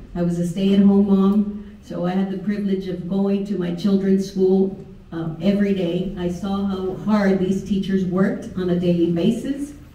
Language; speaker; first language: English; early bilingual, other home language; Spanish